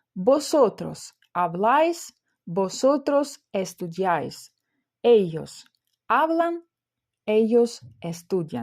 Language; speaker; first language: Spanish; non-native, fluent; Ukrainian